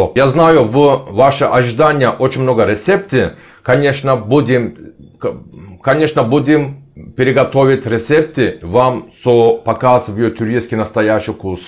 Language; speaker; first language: Russian; non-native, learner; Turkish